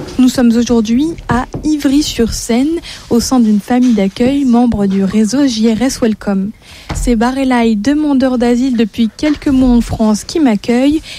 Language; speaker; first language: French; native; French